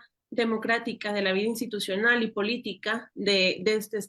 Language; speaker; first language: Spanish; native; Spanish